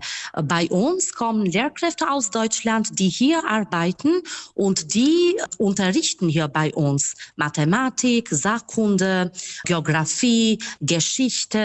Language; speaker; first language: German; non-native, fluent; Albanian